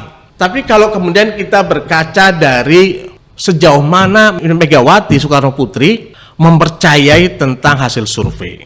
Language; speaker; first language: Indonesian; native; Indonesian